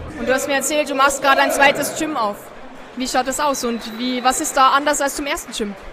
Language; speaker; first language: German; native; German